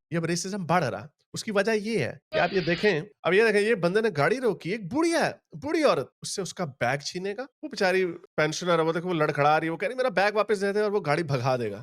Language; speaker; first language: Urdu; native; Urdu